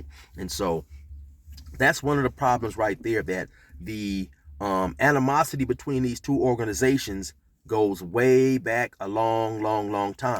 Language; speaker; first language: English; native; English